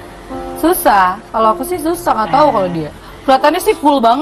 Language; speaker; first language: Indonesian; native; Indonesian